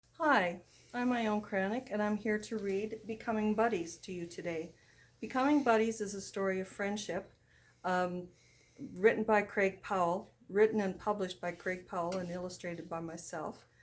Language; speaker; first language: English; native; English